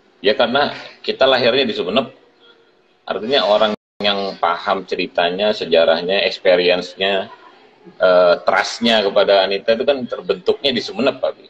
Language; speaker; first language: Indonesian; native; Indonesian